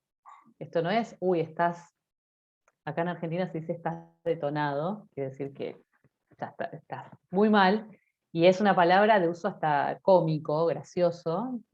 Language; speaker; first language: Spanish; native; Spanish